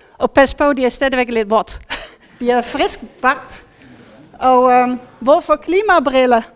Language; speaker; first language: Danish; non-native, fluent; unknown